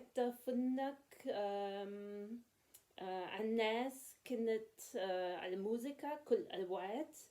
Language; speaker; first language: Arabic; non-native, learner; English